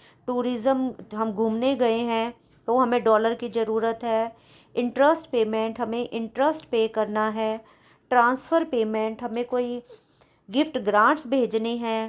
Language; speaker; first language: Hindi; non-native, local second language; Punjabi